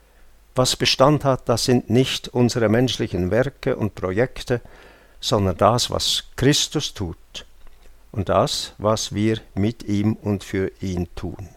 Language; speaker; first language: German; native; German